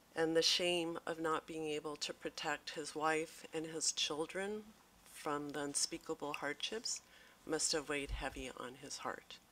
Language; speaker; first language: English; native; English